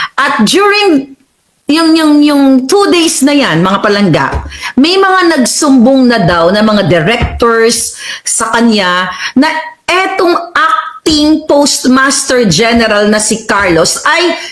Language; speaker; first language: Filipino; native; Filipino